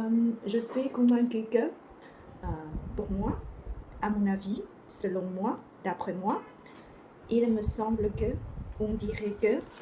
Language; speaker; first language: French; non-native, learner; Chinese